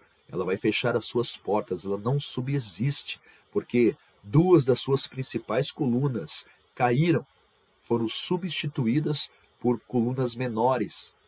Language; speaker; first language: Portuguese; native; Portuguese